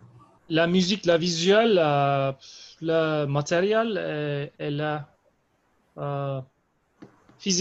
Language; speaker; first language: French; non-native, learner; Turkish